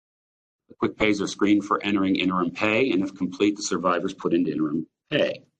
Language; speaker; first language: English; native; English